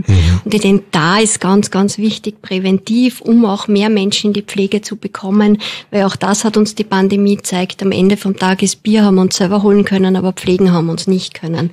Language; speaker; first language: German; native; German